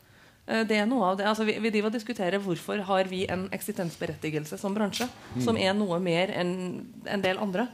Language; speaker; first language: Norwegian; native; Norwegian